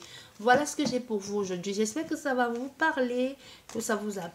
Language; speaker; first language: French; native; French